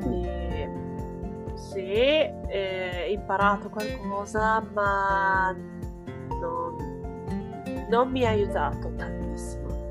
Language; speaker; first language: Italian; non-native, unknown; Japanese